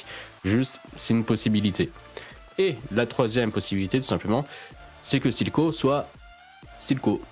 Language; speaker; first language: French; native; French